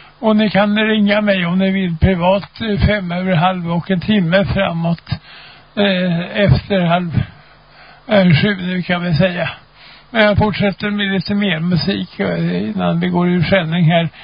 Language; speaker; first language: Swedish; native; Swedish